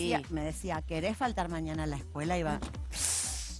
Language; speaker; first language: Spanish; native; Spanish